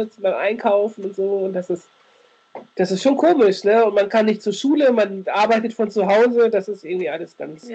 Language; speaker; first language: German; native; German